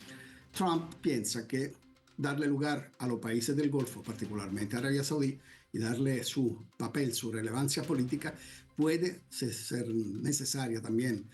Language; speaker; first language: Spanish; non-native, fluent; Italian